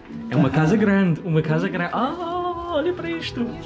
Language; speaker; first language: Portuguese; non-native, learner; English